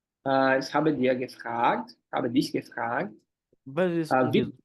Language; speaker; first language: German; non-native, fluent; Portuguese